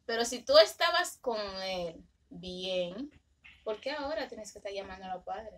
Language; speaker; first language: Spanish; early bilingual, other home language; Haitian Creole